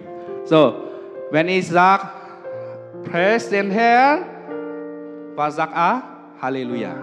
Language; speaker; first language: German; non-native, learner; Indonesian